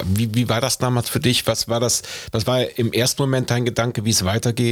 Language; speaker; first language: German; native; German